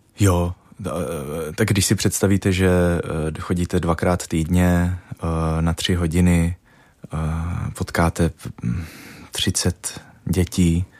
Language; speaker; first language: Czech; native; Czech